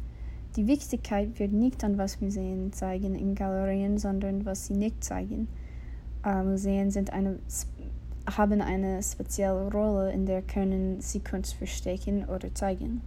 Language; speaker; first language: German; non-native, learner; English